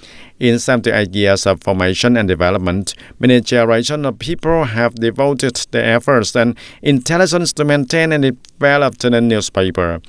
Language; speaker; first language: English; non-native, fluent; Vietnamese